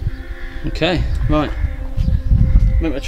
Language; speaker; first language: English; native; English